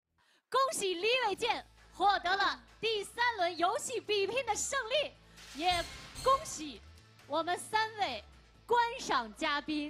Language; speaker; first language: Chinese; native; Chinese